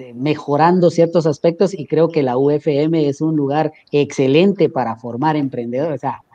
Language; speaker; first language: Spanish; native; Spanish